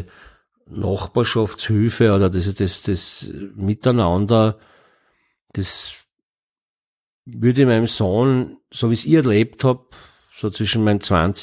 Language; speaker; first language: German; native; German